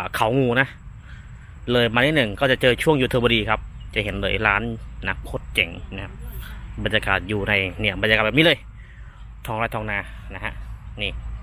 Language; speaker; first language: Thai; native; Thai